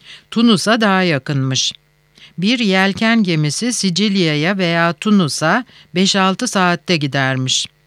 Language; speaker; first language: Turkish; native; Turkish